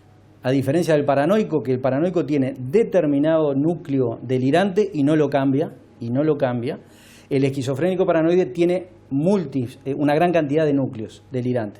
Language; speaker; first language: Spanish; native; Spanish